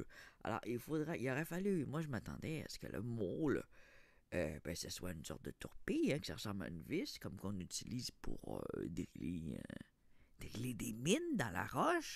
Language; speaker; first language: French; native; French